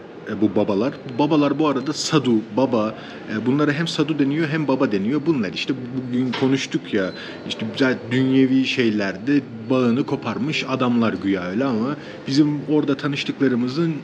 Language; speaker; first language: Turkish; native; Turkish